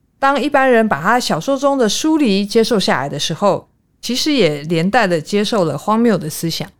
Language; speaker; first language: Chinese; native; Chinese